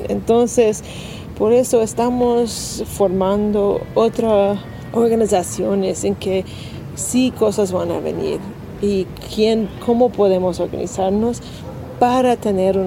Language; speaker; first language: Spanish; non-native, learner; English